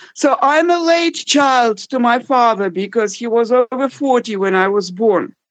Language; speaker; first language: English; non-native, fluent; German